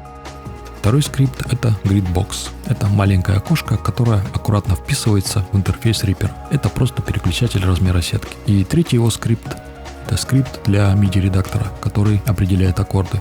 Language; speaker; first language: Russian; native; Russian